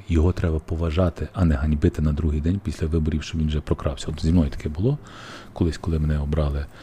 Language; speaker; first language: Ukrainian; native; Ukrainian